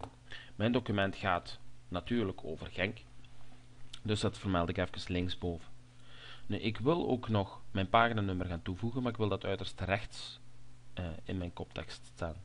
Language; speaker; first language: Dutch; native; Dutch